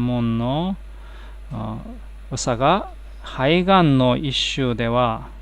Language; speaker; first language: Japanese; non-native, fluent; Korean